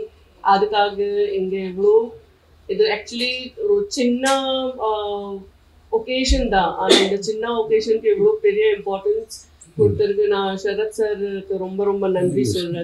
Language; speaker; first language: Tamil; non-native, fluent; Gujarati